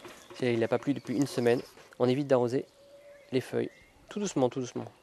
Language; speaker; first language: French; native; French